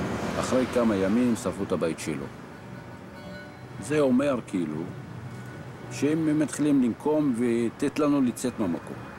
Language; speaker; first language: Hebrew; non-native, fluent; Arabic